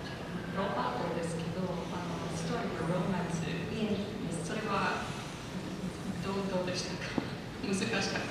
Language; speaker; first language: Japanese; non-native, fluent; English